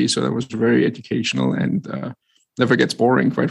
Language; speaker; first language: English; non-native, fluent; German